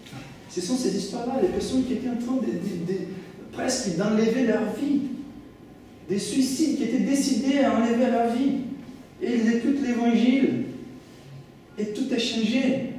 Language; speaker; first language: French; non-native, fluent; Portuguese